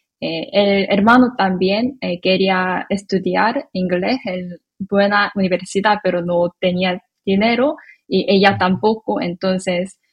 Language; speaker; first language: Spanish; non-native, fluent; Korean